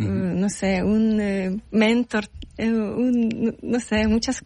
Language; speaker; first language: Spanish; non-native, learner; Ukrainian